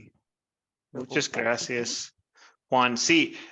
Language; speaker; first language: Spanish; non-native, fluent; English